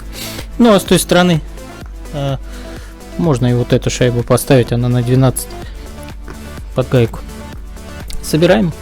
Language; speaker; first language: Russian; native; Russian